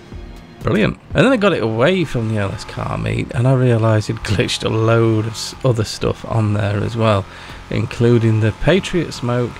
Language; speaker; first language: English; native; English